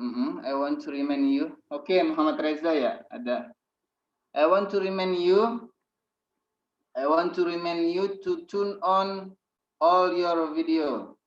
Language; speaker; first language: English; non-native, fluent; Indonesian